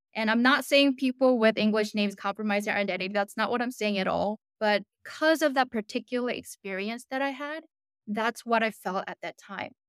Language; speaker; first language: English; early bilingual, other home language; Korean